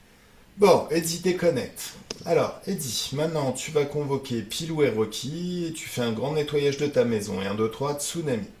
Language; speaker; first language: French; native; French